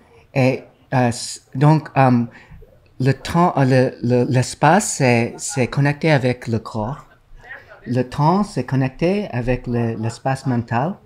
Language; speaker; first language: French; non-native, learner; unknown